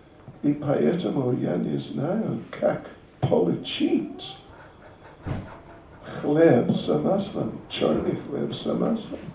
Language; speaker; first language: Russian; non-native, learner; English